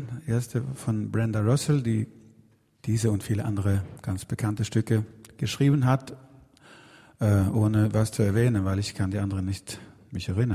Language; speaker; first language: German; non-native, learner; Swedish